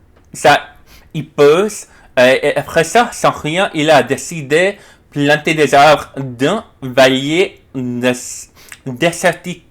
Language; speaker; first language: French; non-native, learner; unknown